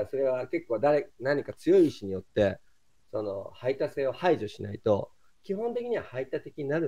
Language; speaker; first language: Japanese; native; Japanese